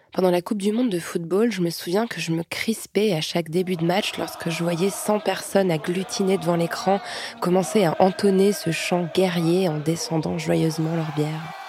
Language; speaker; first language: French; native; French